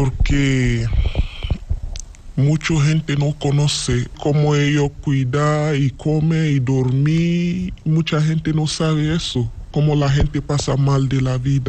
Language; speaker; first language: Spanish; non-native, learner; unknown